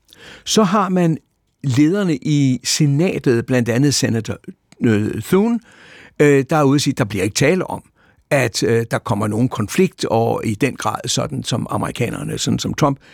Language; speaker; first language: Danish; native; Danish